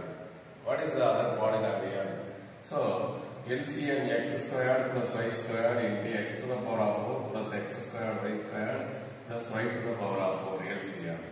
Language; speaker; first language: English; non-native, local second language; Tamil